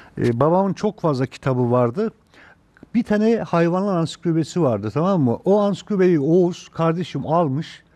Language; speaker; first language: Turkish; native; Turkish